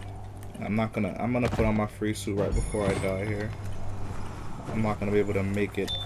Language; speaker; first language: English; native; English